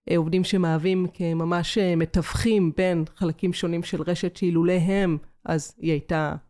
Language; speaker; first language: Hebrew; native; Hebrew